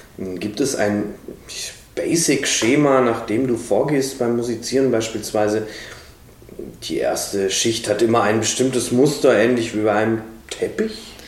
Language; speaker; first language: German; native; German